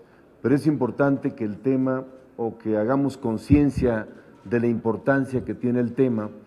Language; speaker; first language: Spanish; native; Spanish